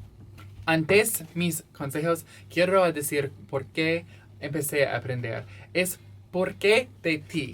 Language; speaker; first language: Spanish; non-native, learner; English